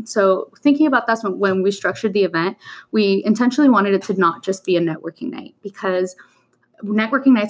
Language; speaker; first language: English; native; English